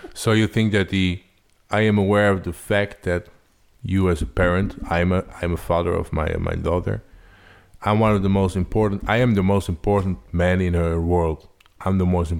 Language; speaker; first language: English; non-native, fluent; Dutch